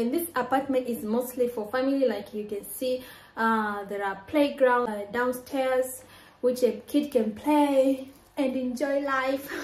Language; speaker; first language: English; non-native, local second language; Swahili